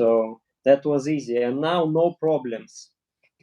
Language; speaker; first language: English; non-native, learner; Russian